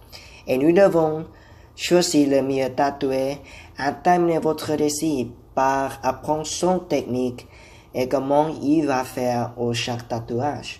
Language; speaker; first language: French; non-native, learner; Thai